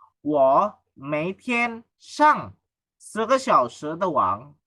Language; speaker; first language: Chinese; non-native, fluent; Indonesian